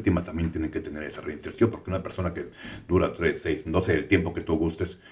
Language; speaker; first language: Spanish; native; Spanish